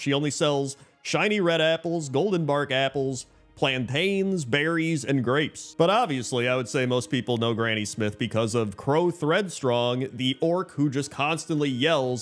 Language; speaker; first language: English; native; English